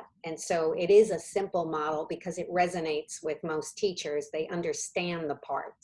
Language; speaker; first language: English; native; English